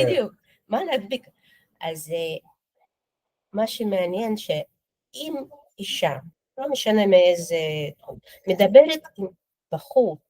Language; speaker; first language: Hebrew; non-native, fluent; Russian